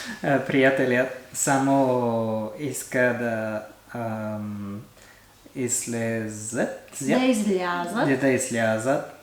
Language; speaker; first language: Bulgarian; non-native, learner; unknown